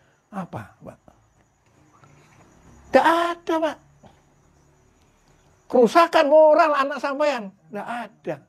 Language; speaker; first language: Indonesian; non-native, local second language; Javanese